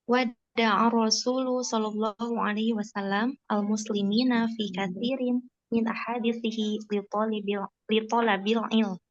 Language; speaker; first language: Arabic; non-native, learner; Indonesian